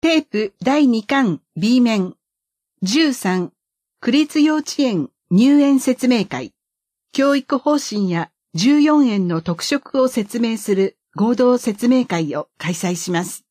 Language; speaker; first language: Japanese; native; Japanese